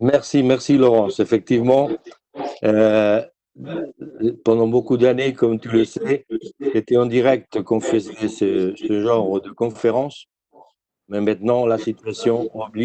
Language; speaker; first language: French; non-native, fluent; Spanish